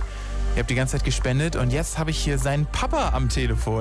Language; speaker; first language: German; native; German